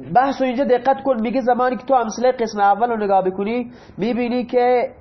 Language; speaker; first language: Persian; non-native, local second language; Baluchi